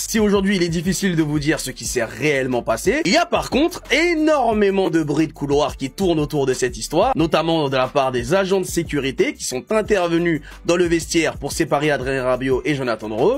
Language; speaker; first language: French; native; French